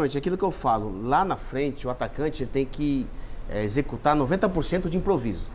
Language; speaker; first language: Portuguese; native; Portuguese